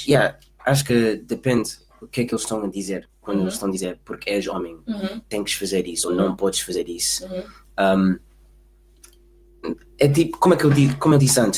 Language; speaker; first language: Portuguese; early bilingual, heritage; Portuguese